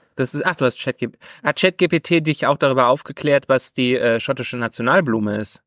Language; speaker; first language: German; native; German